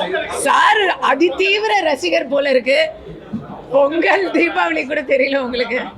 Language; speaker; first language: Tamil; native; Tamil